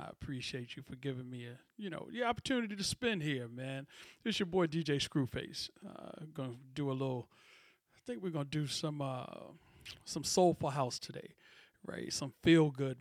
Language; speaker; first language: English; native; English